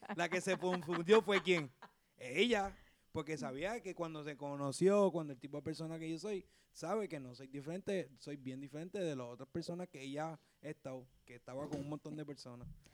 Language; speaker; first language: Spanish; early bilingual, heritage; Spanish